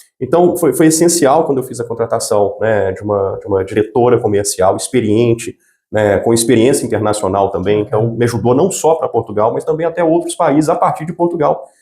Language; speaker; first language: Portuguese; native; Portuguese